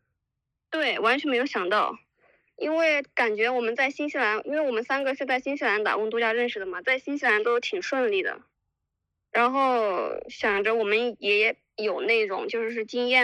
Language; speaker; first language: Chinese; native; Chinese